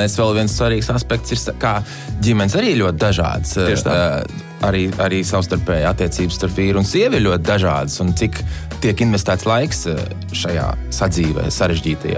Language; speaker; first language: Latvian; native; Latvian